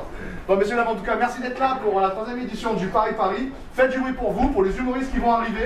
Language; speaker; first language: French; native; French